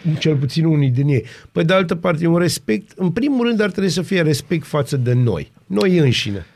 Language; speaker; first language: Romanian; native; Romanian